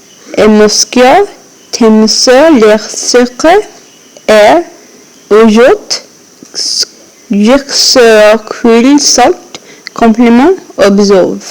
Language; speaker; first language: French; non-native, learner; English